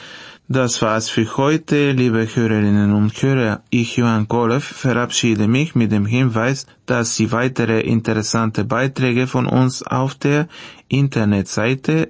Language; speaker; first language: German; non-native, fluent; Bulgarian